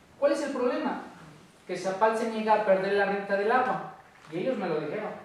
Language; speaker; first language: Spanish; native; Spanish